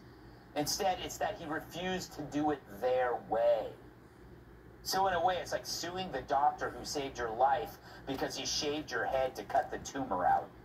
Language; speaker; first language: English; native; English